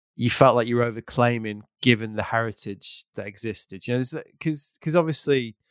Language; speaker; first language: English; native; English